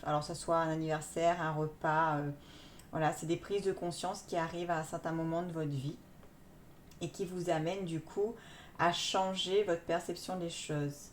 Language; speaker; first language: French; native; French